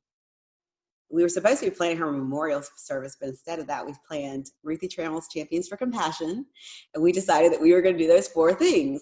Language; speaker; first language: English; native; English